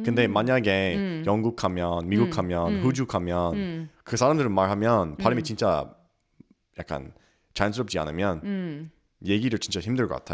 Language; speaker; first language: Korean; non-native, learner; English